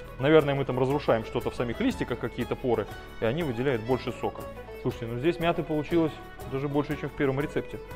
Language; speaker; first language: Russian; native; Russian